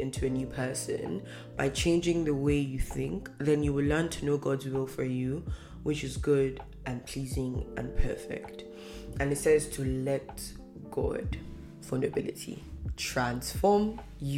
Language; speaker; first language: English; non-native, local second language; Hausa